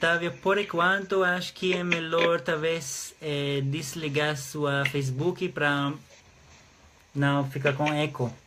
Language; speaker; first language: Portuguese; non-native, fluent; Hebrew